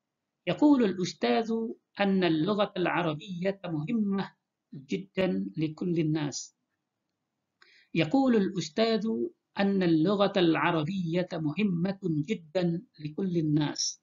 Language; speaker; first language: Arabic; non-native, fluent; Indonesian